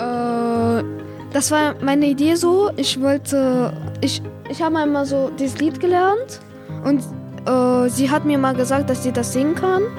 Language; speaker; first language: German; non-native, learner; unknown